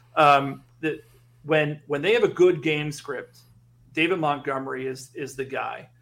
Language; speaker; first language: English; native; English